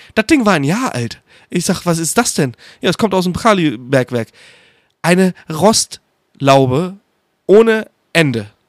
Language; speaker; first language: German; native; German